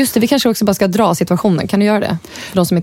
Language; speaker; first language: Swedish; native; Swedish